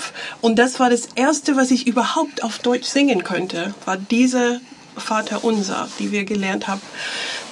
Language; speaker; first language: German; non-native, fluent; English